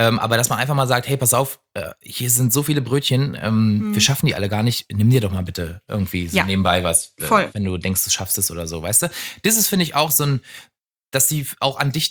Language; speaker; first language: German; native; German